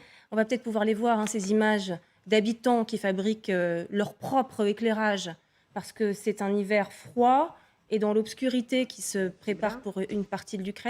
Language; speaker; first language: French; native; French